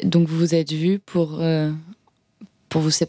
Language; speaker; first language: French; native; French